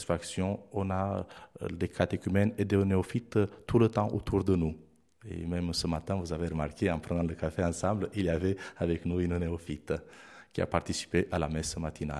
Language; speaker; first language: French; non-native, fluent; Romanian